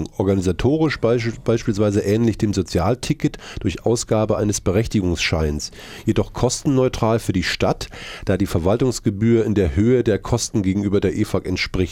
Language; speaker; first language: German; native; German